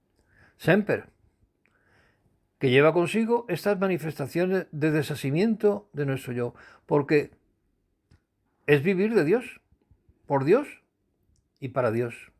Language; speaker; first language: Spanish; native; Spanish